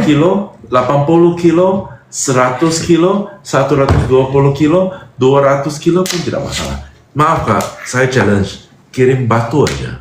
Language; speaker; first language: Indonesian; non-native, fluent; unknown